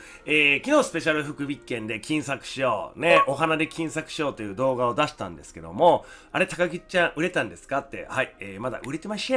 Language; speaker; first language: Japanese; native; Japanese